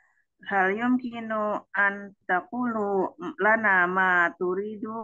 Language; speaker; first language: Arabic; non-native, learner; Indonesian